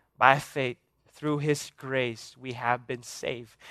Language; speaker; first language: English; non-native, local second language; Hiligaynon